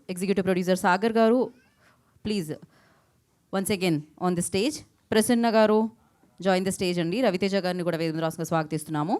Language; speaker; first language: Telugu; native; Telugu